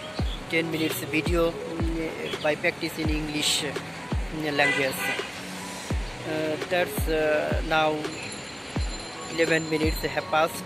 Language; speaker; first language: English; non-native, learner; Bangla